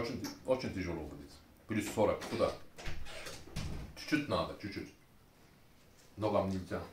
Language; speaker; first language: Russian; non-native, learner; Turkish